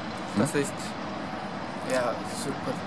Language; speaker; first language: German; non-native, learner; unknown